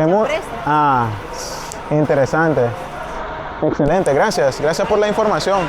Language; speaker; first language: Spanish; non-native, fluent; English